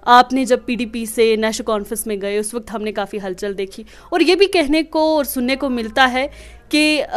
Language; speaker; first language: Hindi; non-native, local second language; Kashmiri